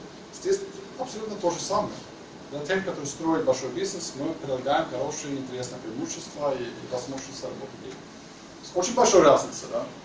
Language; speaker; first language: Russian; non-native, learner; Swedish